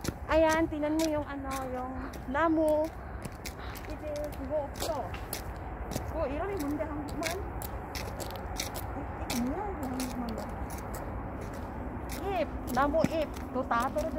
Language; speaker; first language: Korean; non-native, learner; Filipino